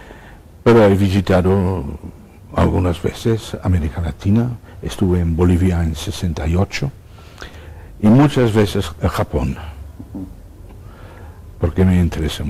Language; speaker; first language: Spanish; non-native, fluent; Dutch